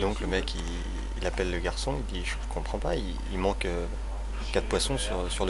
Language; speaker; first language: French; native; French